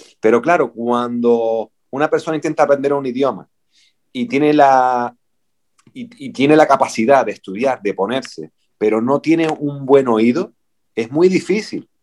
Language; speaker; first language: Spanish; native; Spanish